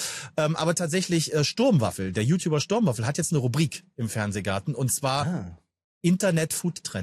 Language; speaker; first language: German; native; German